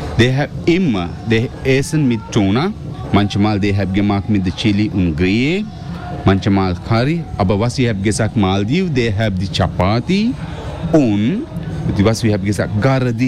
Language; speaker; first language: German; non-native, learner; Sinhala